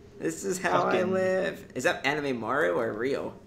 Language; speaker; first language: English; native; English